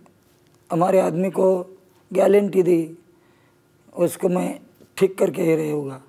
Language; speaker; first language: Hindi; non-native, local second language; Marathi